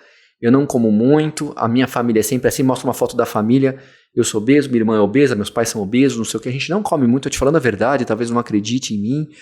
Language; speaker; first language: Portuguese; native; Portuguese